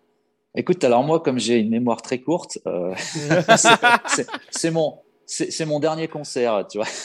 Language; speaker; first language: French; native; French